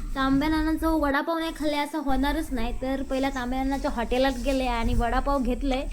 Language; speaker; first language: Marathi; native; Marathi